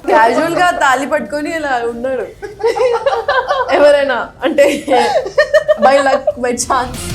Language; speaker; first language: Telugu; non-native, local second language; Hindi